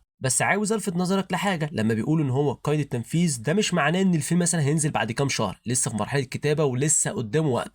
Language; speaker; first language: Arabic; native; Arabic